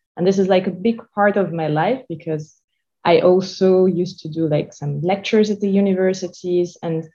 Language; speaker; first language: English; non-native, fluent; Russian